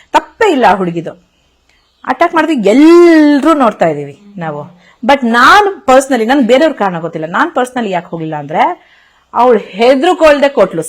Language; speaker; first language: Kannada; native; Kannada